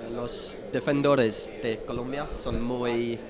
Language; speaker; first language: Spanish; non-native, learner; English